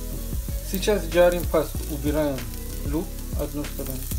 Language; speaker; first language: Russian; non-native, fluent; Persian